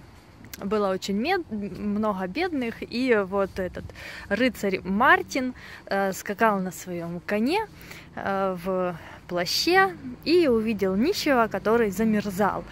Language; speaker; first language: Russian; native; Russian